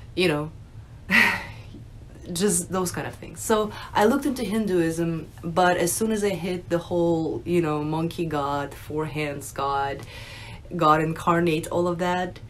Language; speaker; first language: English; early bilingual, other home language; Russian